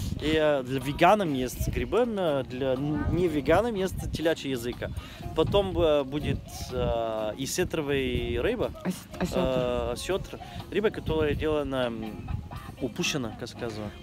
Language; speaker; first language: Russian; non-native, learner; Bulgarian